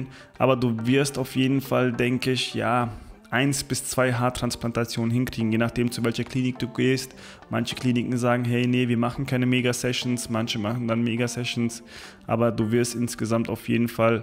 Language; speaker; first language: German; native; German